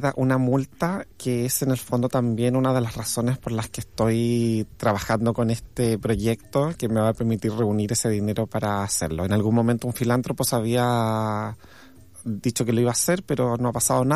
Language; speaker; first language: Spanish; native; Spanish